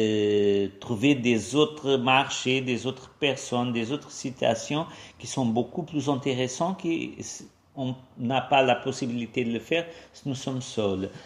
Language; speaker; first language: French; non-native, fluent; Portuguese